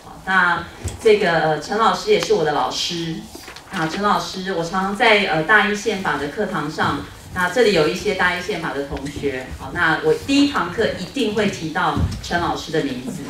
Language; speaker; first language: Chinese; native; Chinese